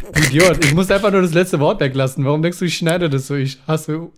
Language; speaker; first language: German; early bilingual, other home language; Persian